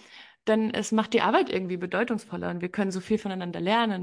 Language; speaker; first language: German; native; German